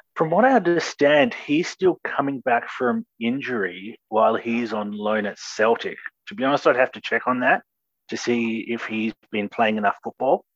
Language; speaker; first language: English; native; English